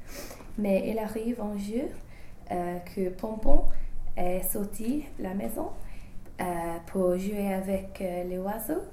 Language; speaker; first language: French; non-native, learner; English